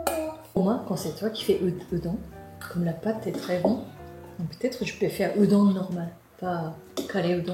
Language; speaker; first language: French; non-native, learner; Japanese